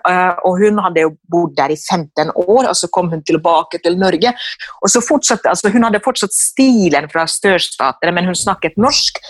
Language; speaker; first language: Norwegian; non-native, fluent; Finnish